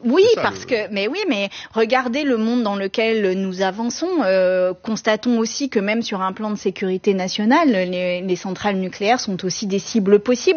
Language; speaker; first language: French; native; French